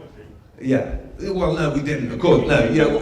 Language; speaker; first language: English; native; English